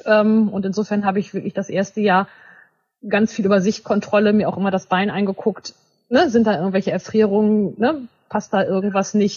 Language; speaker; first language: German; native; German